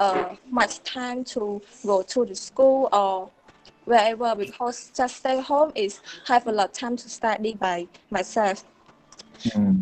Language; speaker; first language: English; non-native, learner; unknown